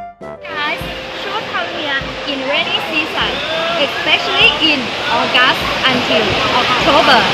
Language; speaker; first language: English; non-native, learner; Thai